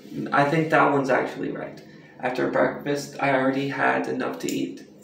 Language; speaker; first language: Spanish; non-native, learner; English